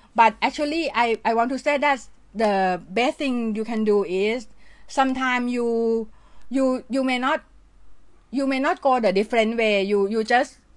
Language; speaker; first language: English; non-native, learner; Thai